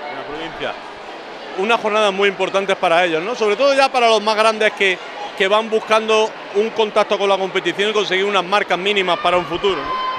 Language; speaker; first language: Spanish; native; Spanish